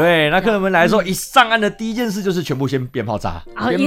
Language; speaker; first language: Chinese; native; Chinese